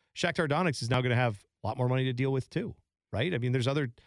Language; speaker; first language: English; native; English